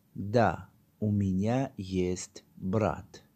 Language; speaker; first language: Russian; non-native, learner; Tajik